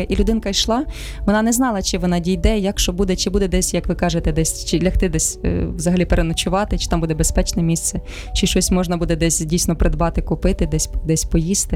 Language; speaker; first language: Ukrainian; native; Ukrainian